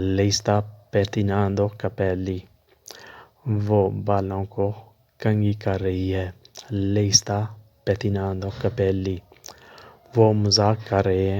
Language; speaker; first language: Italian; non-native, learner; Urdu